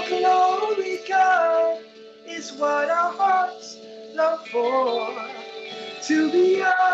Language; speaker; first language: English; native; English